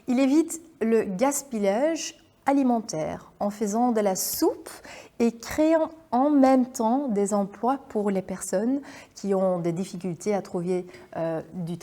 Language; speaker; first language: French; non-native, local second language; Dutch